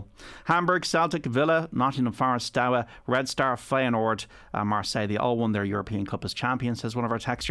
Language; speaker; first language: English; native; English